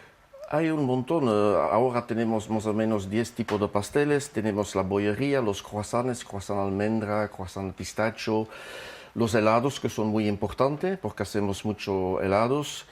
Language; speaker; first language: Spanish; non-native, fluent; French